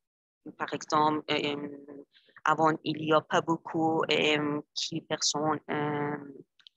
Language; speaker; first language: French; non-native, learner; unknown